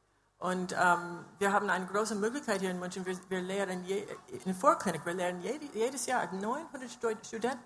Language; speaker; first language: German; non-native, fluent; English